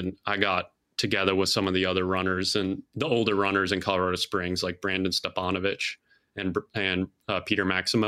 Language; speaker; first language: English; native; English